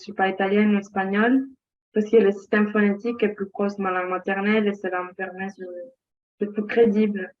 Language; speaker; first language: French; non-native, fluent; Greek